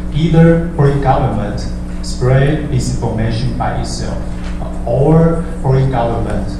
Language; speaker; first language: English; non-native, fluent; Chinese